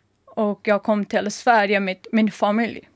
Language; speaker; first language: Swedish; non-native, learner; Persian